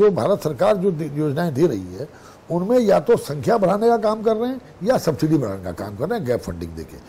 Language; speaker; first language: Hindi; native; Hindi